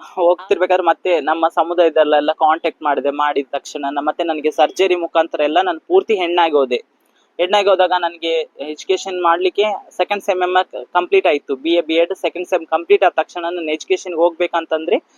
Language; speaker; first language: Kannada; native; Kannada